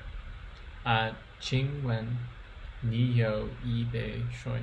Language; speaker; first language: Chinese; non-native, learner; English